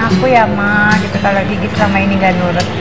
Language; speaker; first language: Indonesian; native; Indonesian